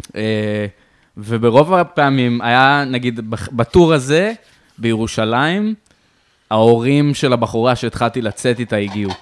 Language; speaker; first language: Hebrew; native; Hebrew